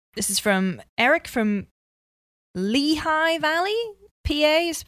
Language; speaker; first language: English; native; English